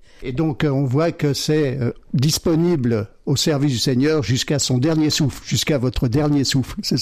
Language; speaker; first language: French; native; French